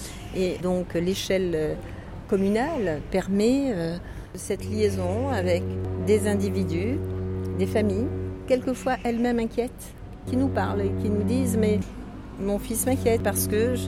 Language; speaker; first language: French; native; French